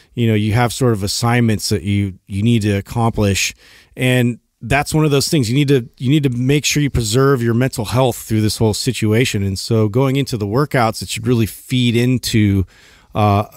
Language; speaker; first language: English; native; English